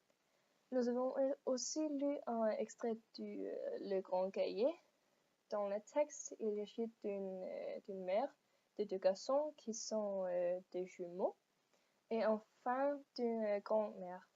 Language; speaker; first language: French; non-native, learner; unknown